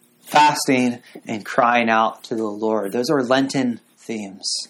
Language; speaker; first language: English; native; English